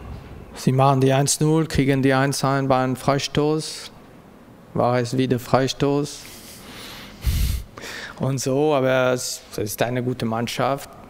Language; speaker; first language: German; non-native, local second language; French